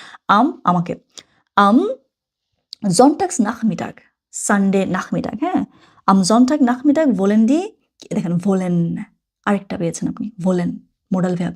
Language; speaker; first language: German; non-native, fluent; Bangla